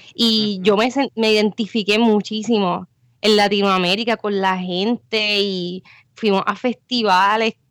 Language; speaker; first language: Spanish; native; Spanish